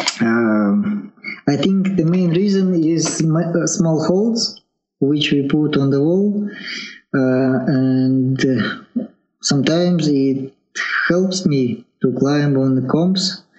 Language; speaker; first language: English; non-native, learner; Russian